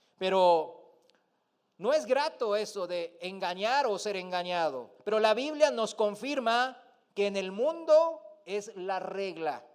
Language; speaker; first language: Spanish; non-native, fluent; Korean